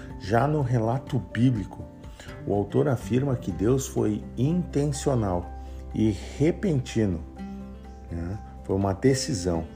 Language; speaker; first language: Portuguese; native; Portuguese